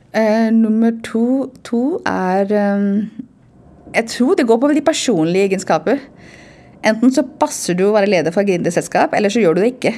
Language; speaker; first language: Norwegian; non-native, fluent; Hindi